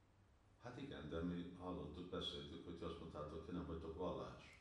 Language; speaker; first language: Hungarian; early bilingual, heritage; Hungarian